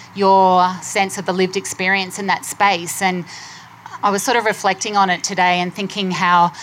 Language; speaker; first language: English; native; English